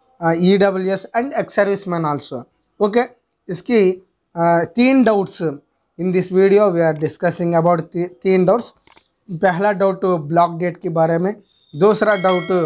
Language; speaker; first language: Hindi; non-native, local second language; Telugu